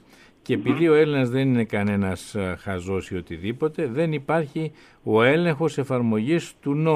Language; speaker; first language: Greek; native; Greek